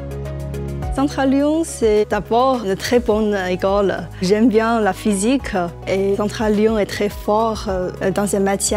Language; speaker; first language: French; non-native, fluent; Chinese